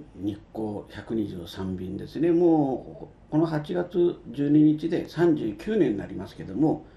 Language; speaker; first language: Japanese; native; Japanese